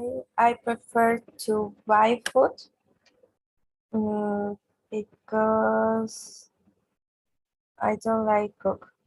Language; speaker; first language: English; non-native, learner; Spanish